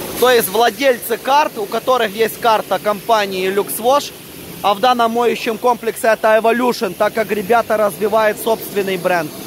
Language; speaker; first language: Russian; non-native, local second language; Ukrainian